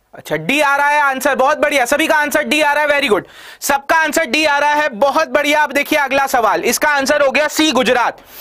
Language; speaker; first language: Hindi; native; Hindi